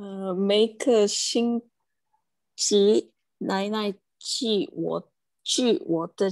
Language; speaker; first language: Chinese; non-native, learner; Indonesian